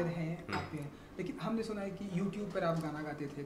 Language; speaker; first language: Hindi; native; Hindi